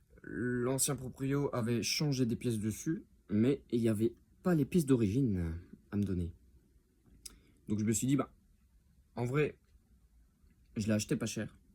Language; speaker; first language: French; native; French